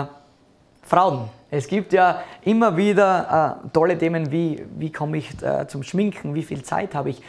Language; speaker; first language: German; native; German